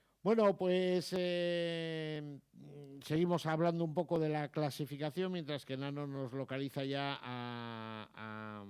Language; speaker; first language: Spanish; native; Spanish